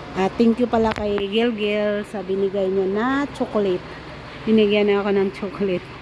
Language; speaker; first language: Filipino; non-native, local second language; Cebuano